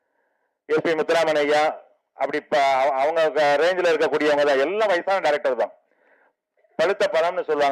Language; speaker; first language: Tamil; native; Tamil